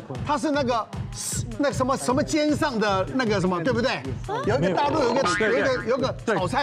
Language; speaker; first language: Chinese; native; Chinese